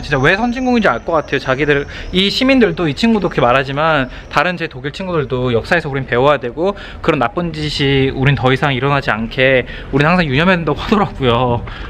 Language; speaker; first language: Korean; native; Korean